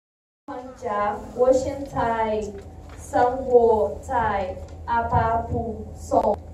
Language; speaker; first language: Chinese; non-native, learner; Portuguese